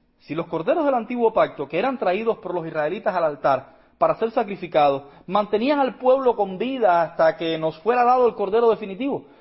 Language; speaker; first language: Spanish; native; Spanish